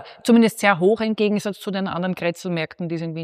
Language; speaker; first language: German; native; German